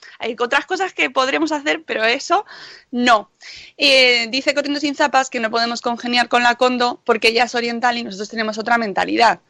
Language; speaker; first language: Spanish; native; Spanish